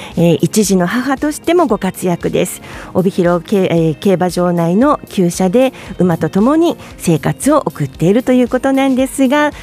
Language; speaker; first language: Japanese; native; Japanese